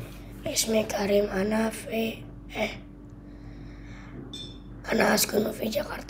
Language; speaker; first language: Arabic; non-native, learner; Indonesian